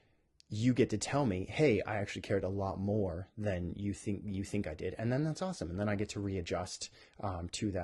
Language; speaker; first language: English; native; English